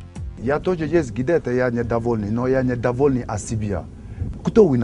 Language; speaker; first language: Russian; non-native, learner; Arabic